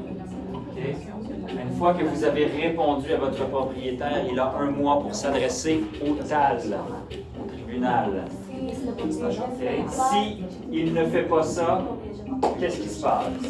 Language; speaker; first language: French; native; French